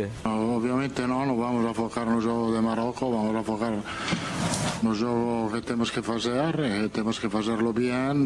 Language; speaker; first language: Portuguese; non-native, fluent; Italian